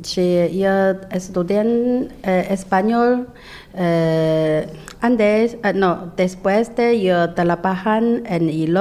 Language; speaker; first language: Spanish; non-native, learner; Chinese